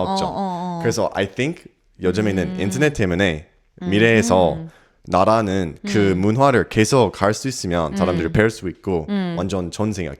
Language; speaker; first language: Korean; non-native, learner; English